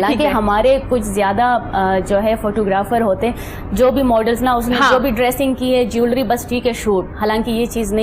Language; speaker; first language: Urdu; non-native, local second language; Pashto